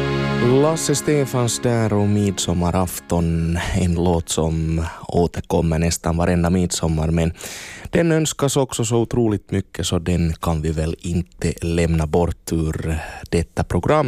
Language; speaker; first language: Swedish; native; Swedish